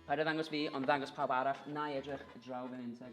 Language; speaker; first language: Welsh; native; Welsh